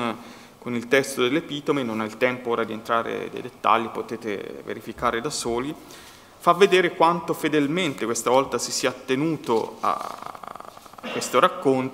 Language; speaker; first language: Italian; native; Italian